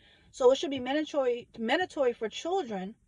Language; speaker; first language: English; native; English